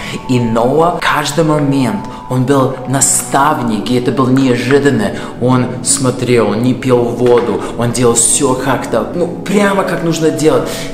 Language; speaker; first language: Russian; non-native, fluent; English